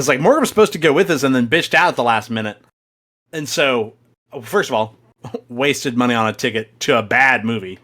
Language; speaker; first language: English; native; English